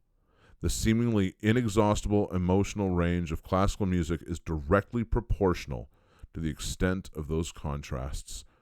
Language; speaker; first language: English; native; English